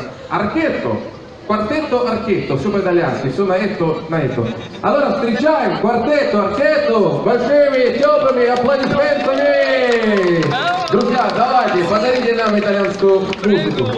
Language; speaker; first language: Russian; non-native, fluent; Italian